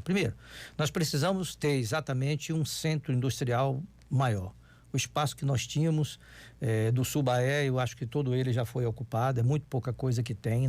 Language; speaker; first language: Portuguese; native; Portuguese